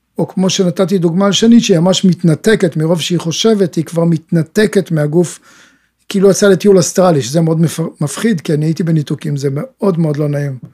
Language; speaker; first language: Hebrew; native; Hebrew